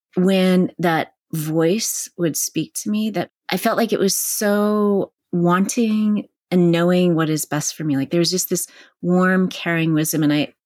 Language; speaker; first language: English; native; English